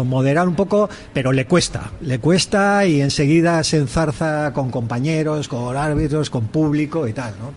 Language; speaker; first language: Spanish; native; Spanish